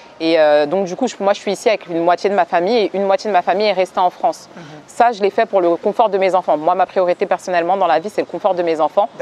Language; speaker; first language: French; native; French